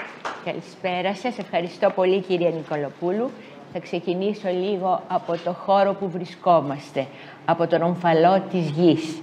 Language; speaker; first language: Greek; native; Greek